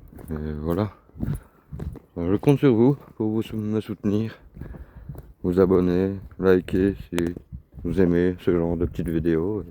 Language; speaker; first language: French; native; French